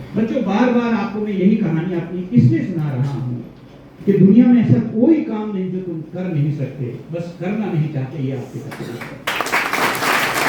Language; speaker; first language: Hindi; non-native, local second language; Gujarati